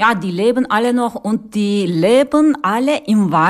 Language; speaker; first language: German; non-native, learner; Turkish